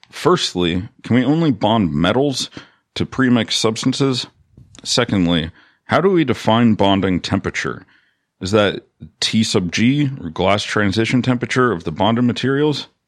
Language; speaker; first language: English; native; English